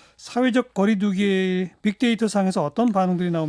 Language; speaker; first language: Korean; native; Korean